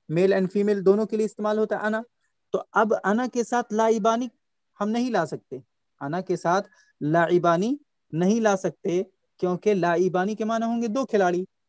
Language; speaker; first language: Hindi; native; Hindi